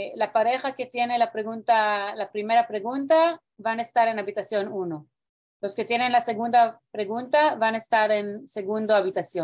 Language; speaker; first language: Spanish; non-native, fluent; Portuguese